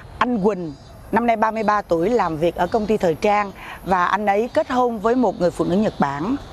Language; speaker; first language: Vietnamese; native; Vietnamese